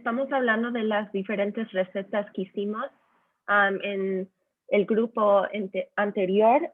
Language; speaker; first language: Spanish; early bilingual, heritage; Spanish